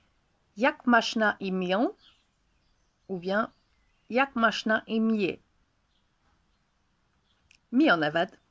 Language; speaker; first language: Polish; non-native, learner; Hungarian